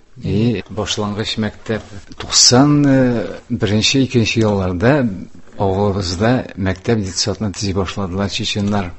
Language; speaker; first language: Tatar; non-native, local second language; Udmurt